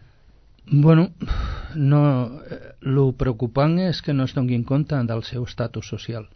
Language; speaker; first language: Catalan; non-native, local second language; Spanish